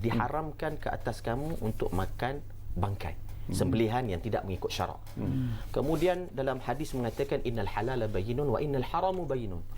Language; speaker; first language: Malay; native; Malay